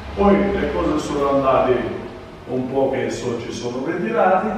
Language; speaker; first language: Italian; non-native, fluent; Albanian